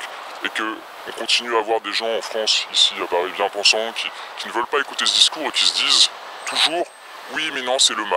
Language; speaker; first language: French; native; French